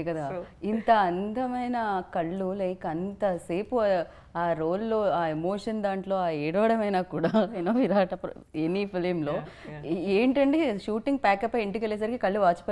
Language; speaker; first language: Telugu; native; Telugu